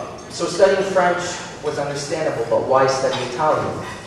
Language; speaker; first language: English; native; English